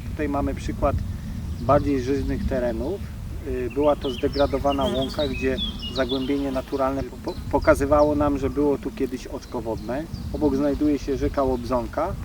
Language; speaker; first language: Polish; native; Polish